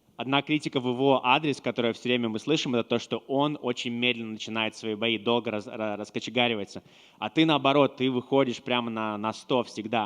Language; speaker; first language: Russian; native; Russian